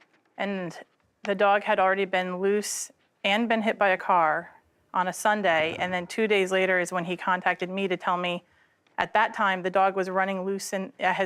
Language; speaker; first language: English; native; English